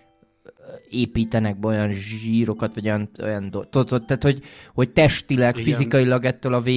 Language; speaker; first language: Hungarian; native; Hungarian